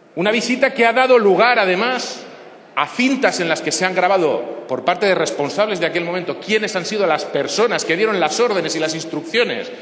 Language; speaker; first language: Spanish; non-native, local second language; Catalan